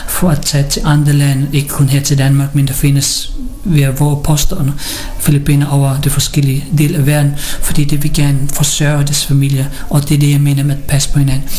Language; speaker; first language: Danish; early bilingual, other home language; Filipino